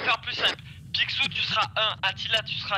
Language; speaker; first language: French; native; French